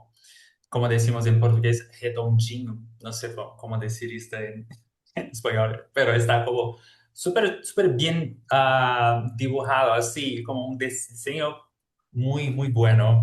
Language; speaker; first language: Spanish; non-native, fluent; Portuguese